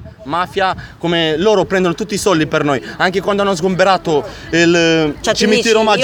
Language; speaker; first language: Italian; early bilingual, other home language; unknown